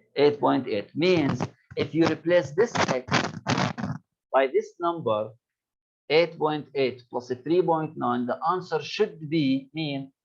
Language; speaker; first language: English; non-native, local second language; Arabic